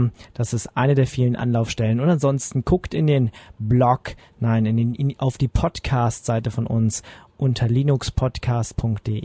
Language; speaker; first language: German; native; German